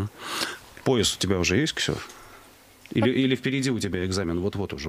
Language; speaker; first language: Russian; native; Russian